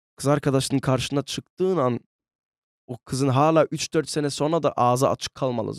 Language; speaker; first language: Turkish; early bilingual, heritage; Turkish